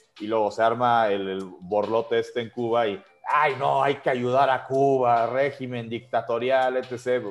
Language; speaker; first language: Spanish; native; Spanish